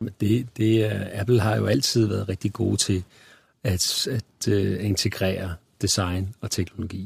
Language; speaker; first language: Danish; native; Danish